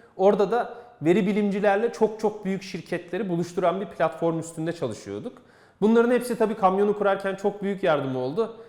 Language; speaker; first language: Turkish; native; Turkish